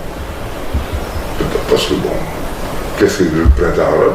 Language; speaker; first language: French; non-native, local second language; Bambara